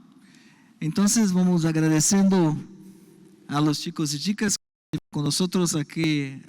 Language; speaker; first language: Spanish; non-native, learner; Portuguese